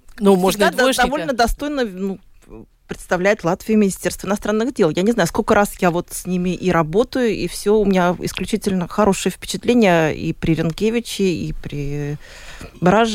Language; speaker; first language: Russian; native; Russian